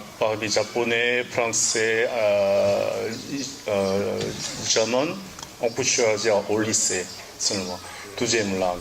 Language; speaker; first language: French; non-native, learner; Korean